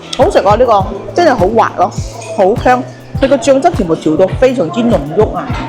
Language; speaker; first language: Cantonese; native; Cantonese